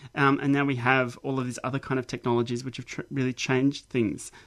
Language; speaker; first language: English; native; English